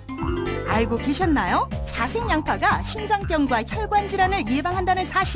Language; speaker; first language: Korean; native; Korean